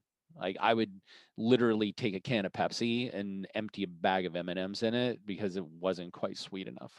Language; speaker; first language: English; native; English